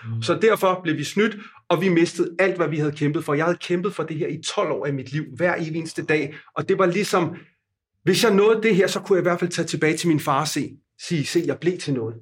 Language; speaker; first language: Danish; non-native, fluent; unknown